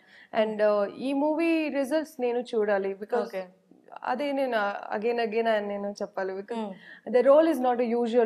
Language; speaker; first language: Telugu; non-native, learner; Kannada